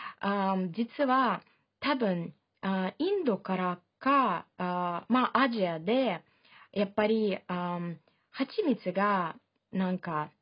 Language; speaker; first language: Japanese; non-native, fluent; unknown